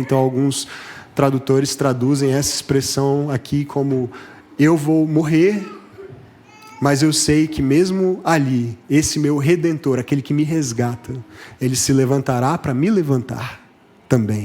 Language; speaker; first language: Portuguese; native; Portuguese